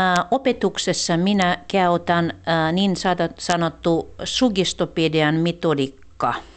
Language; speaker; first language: Finnish; non-native, fluent; Russian